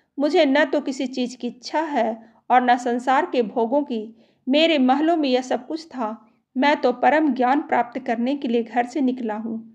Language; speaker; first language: Hindi; native; Hindi